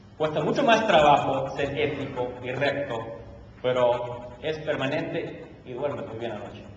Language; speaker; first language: Spanish; early bilingual, heritage; Spanish